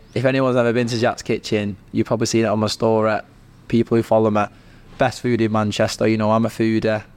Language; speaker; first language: English; native; English